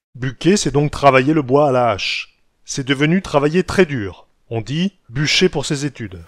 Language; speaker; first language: French; native; French